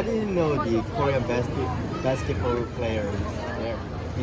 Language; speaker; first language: English; non-native, learner; Korean